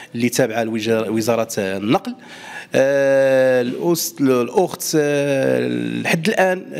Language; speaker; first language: Arabic; native; Arabic